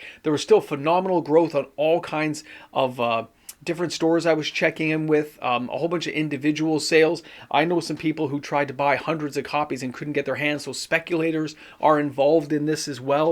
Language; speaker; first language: English; native; English